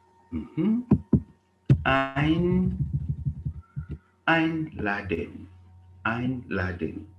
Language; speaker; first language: German; non-native, fluent; English